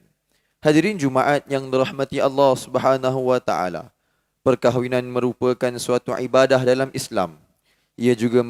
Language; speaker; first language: Malay; native; Malay